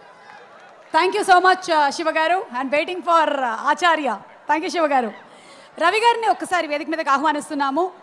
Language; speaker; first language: Telugu; native; Telugu